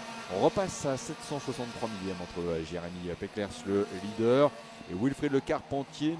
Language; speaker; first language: French; native; French